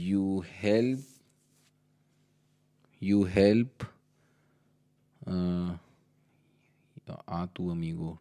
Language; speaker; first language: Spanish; non-native, learner; Hindi